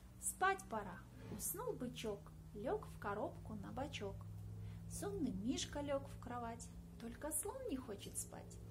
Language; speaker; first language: Russian; native; Russian